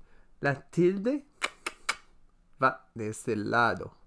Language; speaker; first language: Spanish; non-native, learner; French